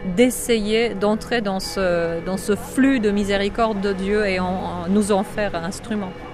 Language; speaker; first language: French; non-native, fluent; Polish